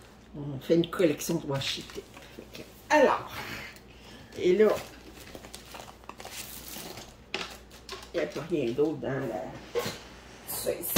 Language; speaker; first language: French; native; French